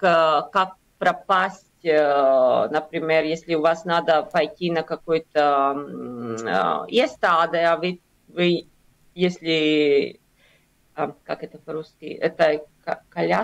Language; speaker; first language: Russian; non-native, local second language; Latvian